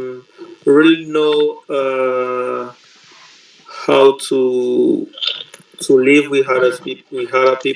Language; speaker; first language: English; non-native, learner; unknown